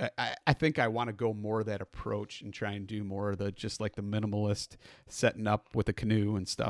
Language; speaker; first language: English; native; English